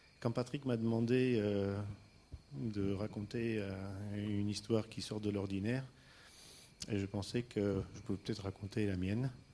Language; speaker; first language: French; non-native, fluent; Armenian